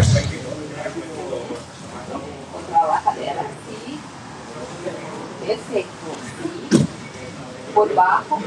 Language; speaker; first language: Spanish; non-native, learner; Portuguese